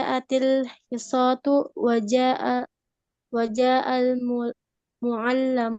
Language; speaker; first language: Arabic; non-native, learner; Indonesian